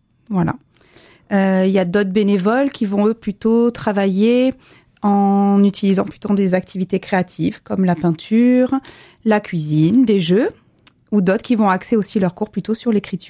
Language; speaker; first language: French; native; French